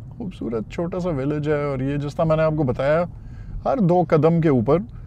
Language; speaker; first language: Urdu; non-native, local second language; Pashto